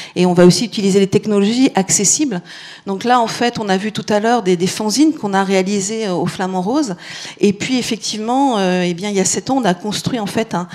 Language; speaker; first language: French; native; French